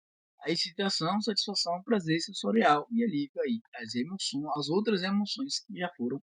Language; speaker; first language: Portuguese; native; Portuguese